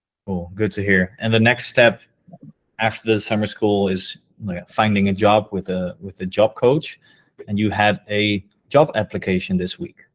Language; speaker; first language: English; non-native, fluent; Dutch